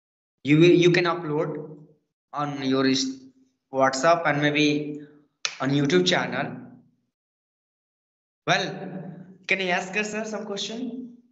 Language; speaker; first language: English; non-native, learner; Hindi